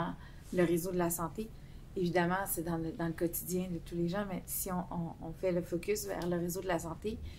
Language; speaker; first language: French; native; French